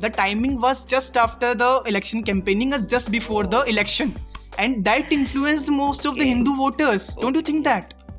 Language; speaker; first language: English; non-native, local second language; Hindi